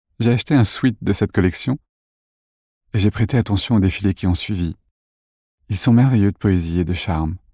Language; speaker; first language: French; native; French